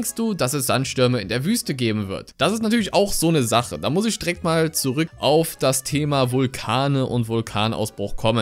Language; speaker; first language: German; native; German